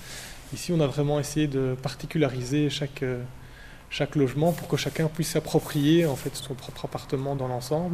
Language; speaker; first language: French; native; French